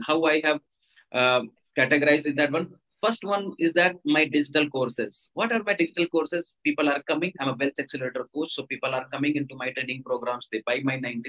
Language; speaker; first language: English; non-native, local second language; Hindi